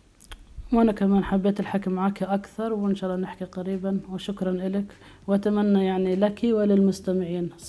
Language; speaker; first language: Arabic; native; Arabic